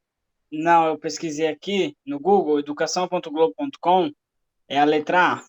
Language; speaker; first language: Portuguese; native; Portuguese